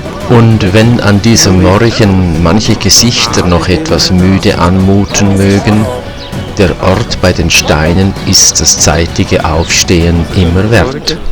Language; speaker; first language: German; native; German